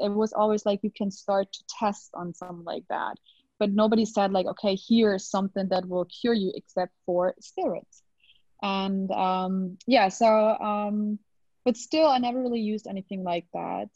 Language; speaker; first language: English; non-native, fluent; German